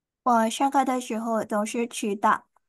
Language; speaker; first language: Chinese; non-native, learner; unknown